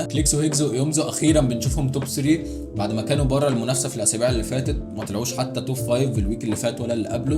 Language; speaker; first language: Arabic; native; Arabic